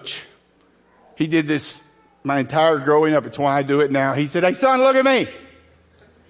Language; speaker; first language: English; native; English